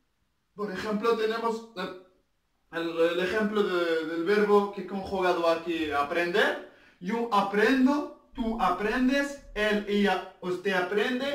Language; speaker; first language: Spanish; non-native, fluent; Arabic